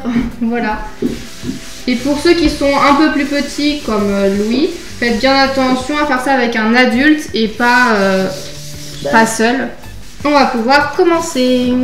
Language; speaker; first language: French; native; French